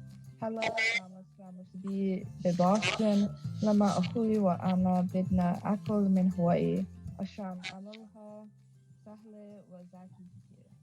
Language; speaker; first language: Arabic; non-native, learner; English